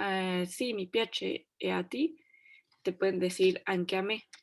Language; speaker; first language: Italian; non-native, fluent; Spanish